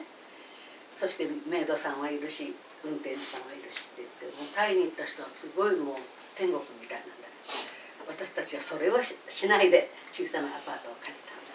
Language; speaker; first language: Japanese; native; Japanese